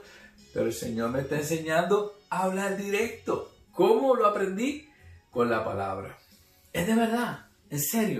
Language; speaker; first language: Spanish; native; Spanish